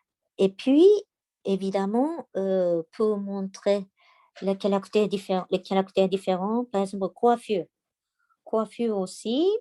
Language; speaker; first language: French; non-native, learner; Japanese